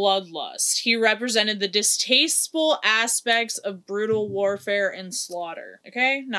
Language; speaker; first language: English; native; English